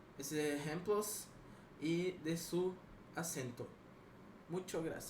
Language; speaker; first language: Spanish; non-native, learner; Portuguese